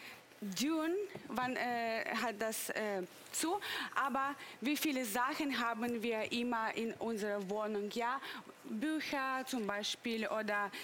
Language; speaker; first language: German; non-native, learner; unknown